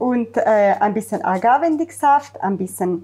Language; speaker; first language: German; non-native, fluent; Italian